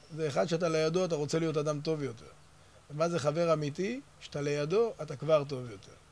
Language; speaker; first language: Hebrew; native; Hebrew